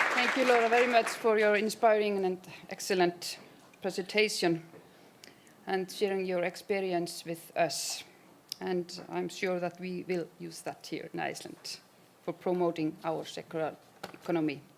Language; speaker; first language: English; non-native, fluent; Icelandic